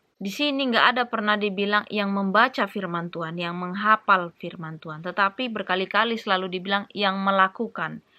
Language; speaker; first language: Indonesian; native; Indonesian